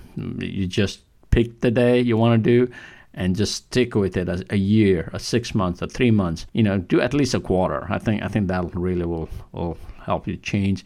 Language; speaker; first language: English; non-native, local second language; Nepali